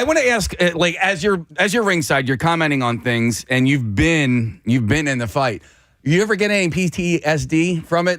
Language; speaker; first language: English; native; English